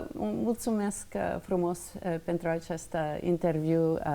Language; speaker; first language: Romanian; non-native, learner; English